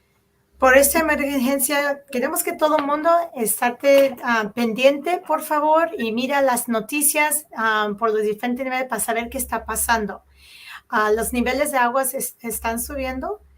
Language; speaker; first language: Spanish; early bilingual, heritage; Spanish